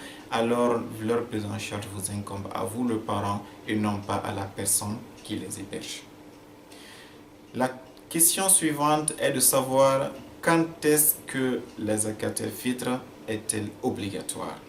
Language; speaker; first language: French; non-native, local second language; Fula